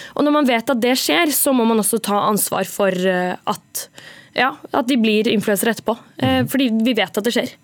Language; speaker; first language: Norwegian; native; Norwegian